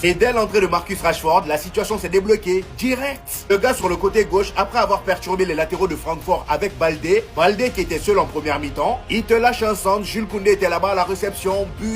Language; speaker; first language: French; native; French